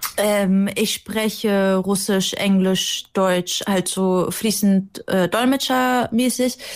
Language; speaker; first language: German; early bilingual, other home language; Russian